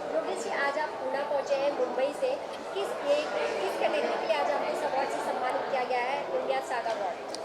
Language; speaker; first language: Hindi; native; Hindi